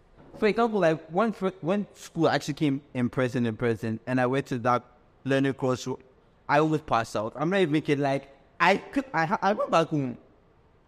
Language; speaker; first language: English; non-native, local second language; Akan